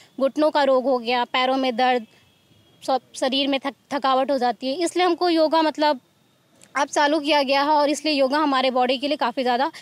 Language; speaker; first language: Hindi; native; Hindi